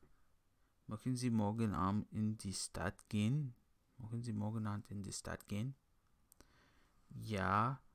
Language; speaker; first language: German; non-native, learner; English